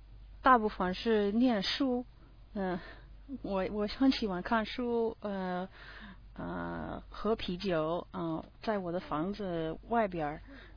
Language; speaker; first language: Chinese; non-native, learner; English